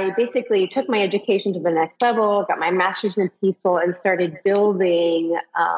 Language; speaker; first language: English; native; English